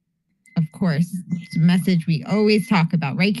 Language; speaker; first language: English; native; English